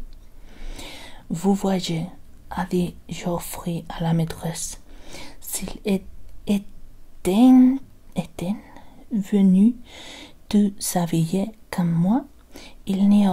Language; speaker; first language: French; non-native, learner; Spanish